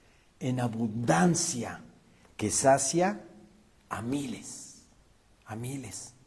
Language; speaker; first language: Spanish; native; Spanish